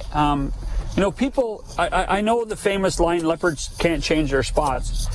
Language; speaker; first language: English; native; English